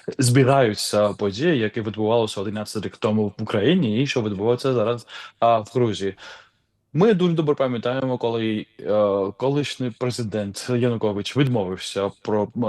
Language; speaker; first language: Ukrainian; non-native, fluent; Georgian